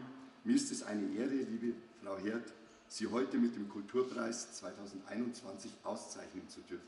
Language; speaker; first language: German; native; German